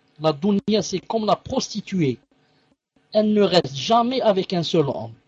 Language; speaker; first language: French; non-native, local second language; Arabic